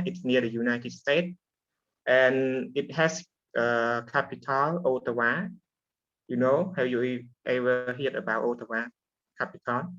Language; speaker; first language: English; non-native, learner; Khmer